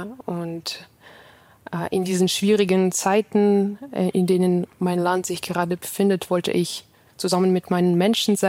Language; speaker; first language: German; non-native, fluent; Ukrainian